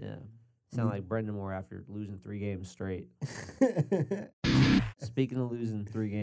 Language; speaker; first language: English; native; English